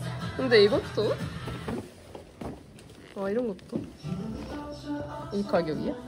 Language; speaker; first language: Korean; non-native, learner; Japanese